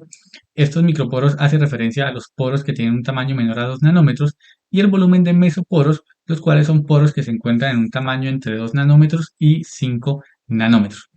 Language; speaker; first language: Spanish; native; Spanish